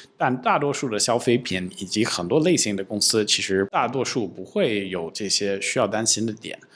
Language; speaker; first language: Chinese; non-native, fluent; English